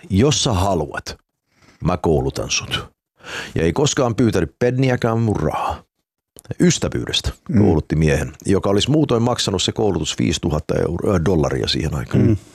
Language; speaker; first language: Finnish; non-native, fluent; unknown